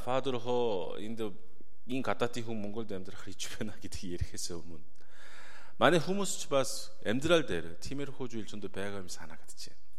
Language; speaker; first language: Mongolian; non-native, fluent; Korean